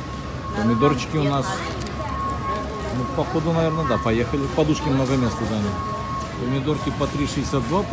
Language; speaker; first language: Russian; native; Russian